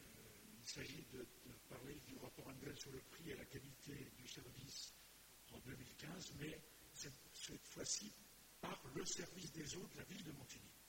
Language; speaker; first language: French; native; French